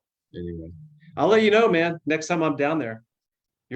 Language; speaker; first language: English; native; English